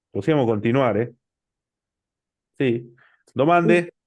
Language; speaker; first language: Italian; non-native, fluent; Spanish